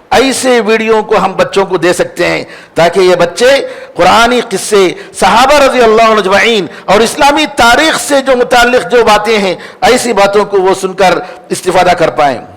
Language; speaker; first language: Urdu; native; Urdu